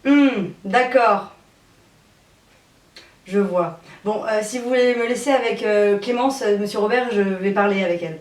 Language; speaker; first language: French; native; French